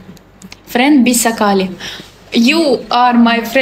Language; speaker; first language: English; non-native, learner; Russian